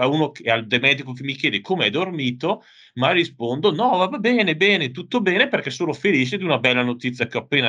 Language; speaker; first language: Italian; native; Italian